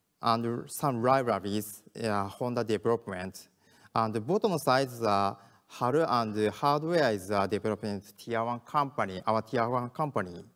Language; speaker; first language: English; non-native, learner; Japanese